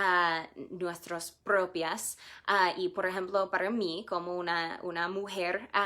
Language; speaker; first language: Spanish; non-native, fluent; English